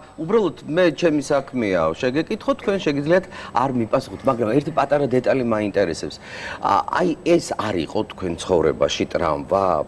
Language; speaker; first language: Georgian; native; Georgian